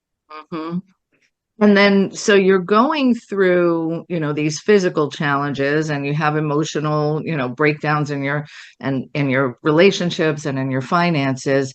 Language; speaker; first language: English; native; English